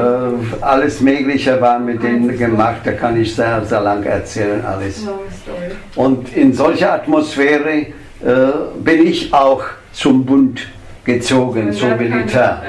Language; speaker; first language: German; non-native, fluent; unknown